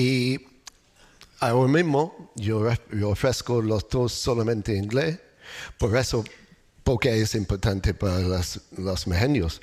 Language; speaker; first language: Spanish; non-native, learner; English